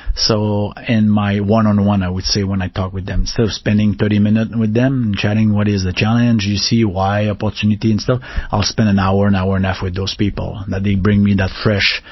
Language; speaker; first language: English; non-native, fluent; French